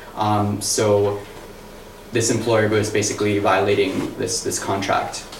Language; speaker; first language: English; native; English